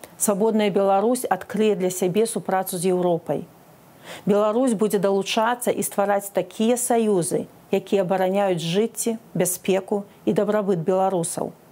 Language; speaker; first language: Belarusian; non-native, local second language; Russian